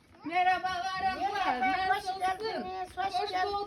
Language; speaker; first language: Turkish; non-native, learner; Russian